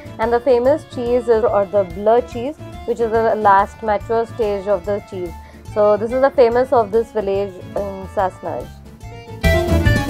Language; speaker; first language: English; non-native, local second language; Marathi